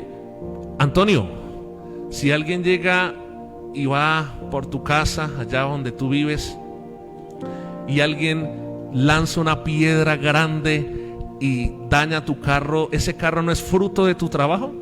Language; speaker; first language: Spanish; native; Spanish